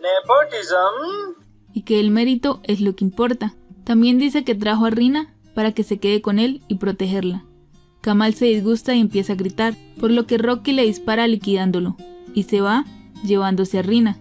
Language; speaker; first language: Spanish; native; Spanish